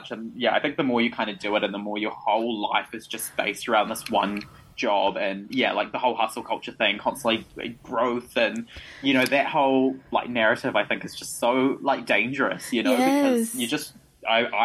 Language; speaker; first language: English; native; English